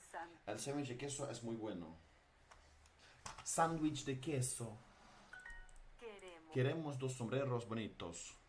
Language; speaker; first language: Spanish; non-native, learner; Dutch